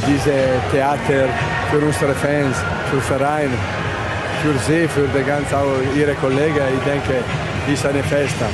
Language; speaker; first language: German; non-native, learner; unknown